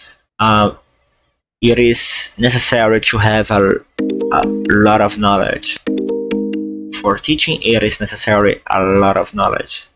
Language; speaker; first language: English; non-native, fluent; Portuguese